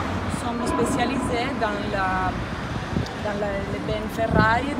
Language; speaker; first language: French; non-native, fluent; Italian